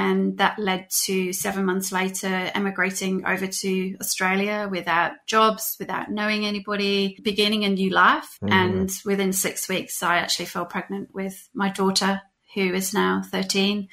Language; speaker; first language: English; native; English